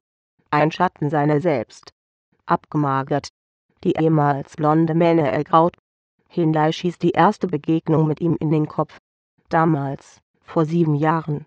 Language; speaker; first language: German; native; German